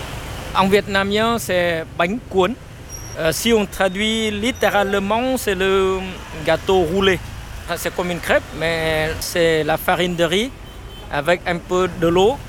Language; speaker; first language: French; non-native, local second language; Vietnamese